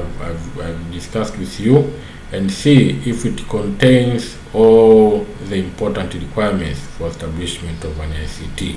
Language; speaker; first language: English; non-native, local second language; Swahili